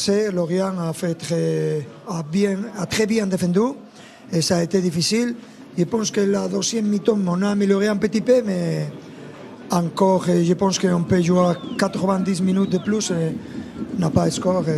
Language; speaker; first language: French; non-native, fluent; Spanish